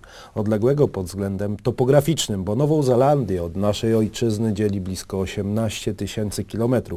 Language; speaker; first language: Polish; native; Polish